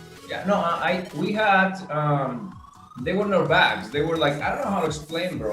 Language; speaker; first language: English; non-native, fluent; Spanish